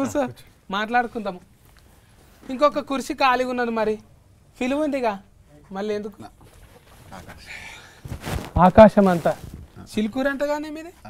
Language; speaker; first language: Telugu; native; Telugu